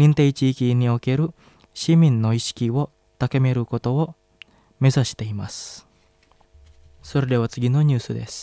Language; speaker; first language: Japanese; non-native, fluent; Indonesian